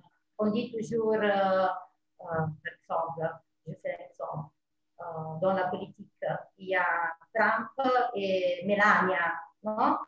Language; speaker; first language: French; non-native, fluent; Italian